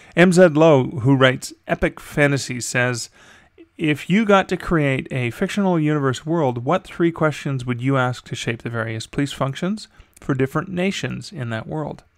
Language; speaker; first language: English; native; English